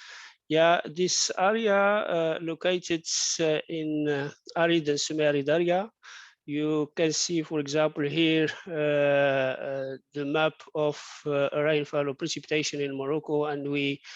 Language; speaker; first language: English; non-native, fluent; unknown